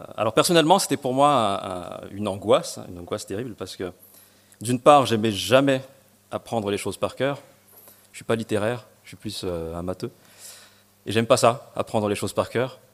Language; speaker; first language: French; non-native, local second language; Malagasy